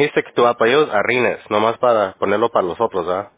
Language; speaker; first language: Spanish; early bilingual, heritage; Spanish